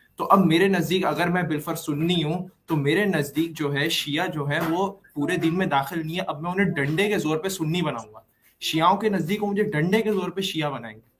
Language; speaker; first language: Urdu; native; Urdu